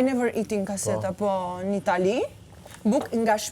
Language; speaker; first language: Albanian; early bilingual, heritage; Albanian